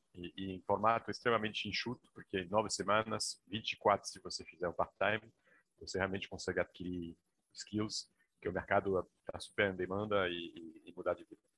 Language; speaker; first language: Portuguese; non-native, fluent; French